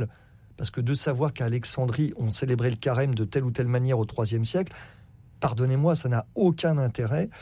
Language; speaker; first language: French; native; French